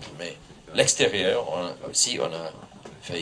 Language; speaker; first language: French; non-native, fluent; English